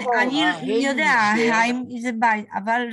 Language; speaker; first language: Hebrew; non-native, fluent; Polish